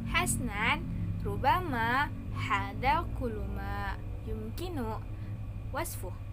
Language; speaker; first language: Arabic; non-native, learner; Indonesian